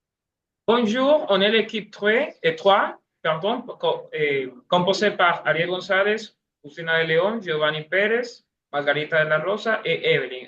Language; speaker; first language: French; non-native, learner; Spanish